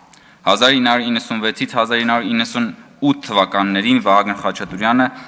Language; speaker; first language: Armenian; native; Armenian